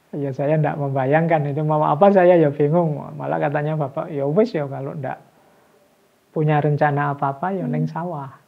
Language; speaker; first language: Indonesian; non-native, local second language; Javanese